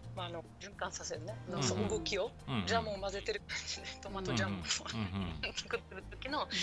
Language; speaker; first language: Japanese; non-native, fluent; French